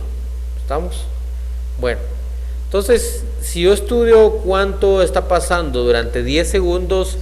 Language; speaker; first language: Spanish; native; Spanish